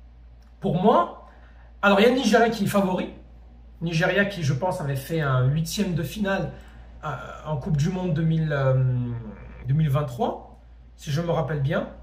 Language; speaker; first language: French; native; French